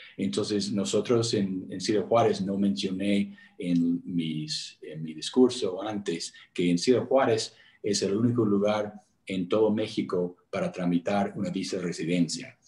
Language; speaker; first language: Spanish; non-native, fluent; English